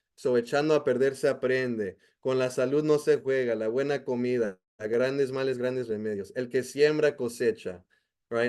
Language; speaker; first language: Spanish; early bilingual, heritage; Spanish